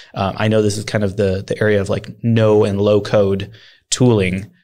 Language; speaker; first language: English; early bilingual, other home language; Swedish